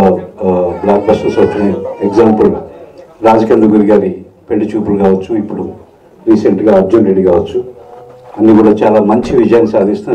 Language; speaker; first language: Telugu; native; Telugu